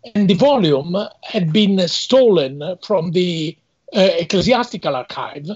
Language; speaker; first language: English; non-native, fluent; Italian